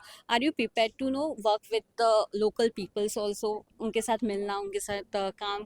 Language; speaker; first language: Hindi; native; Hindi